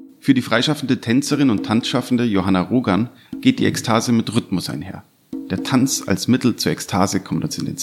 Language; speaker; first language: German; native; German